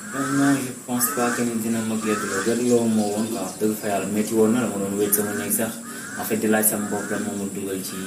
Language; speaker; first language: Wolof; non-native, local second language; Jola-Fonyi